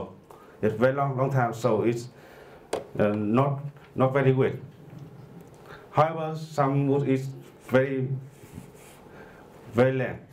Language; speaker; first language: English; non-native, learner; Vietnamese